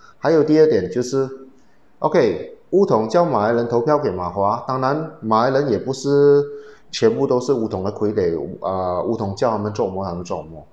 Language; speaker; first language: Chinese; native; Chinese